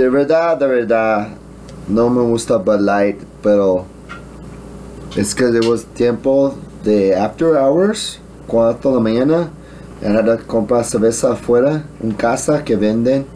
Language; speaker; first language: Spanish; early bilingual, heritage; English